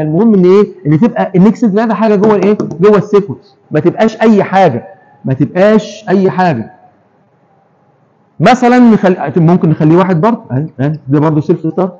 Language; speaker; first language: Arabic; native; Arabic